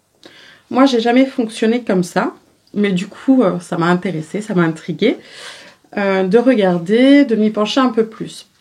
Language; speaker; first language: French; native; French